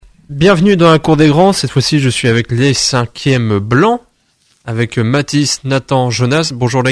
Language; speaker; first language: French; native; French